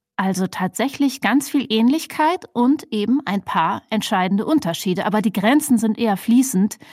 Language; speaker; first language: German; native; German